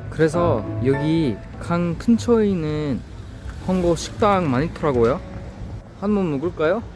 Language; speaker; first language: Korean; non-native, learner; French